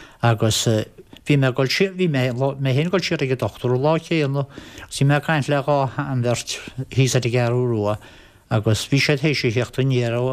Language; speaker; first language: Irish; native; Irish